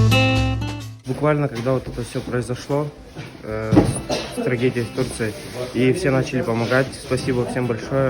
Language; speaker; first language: Russian; native; Russian